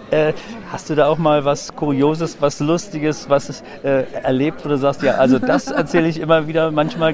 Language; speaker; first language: German; native; German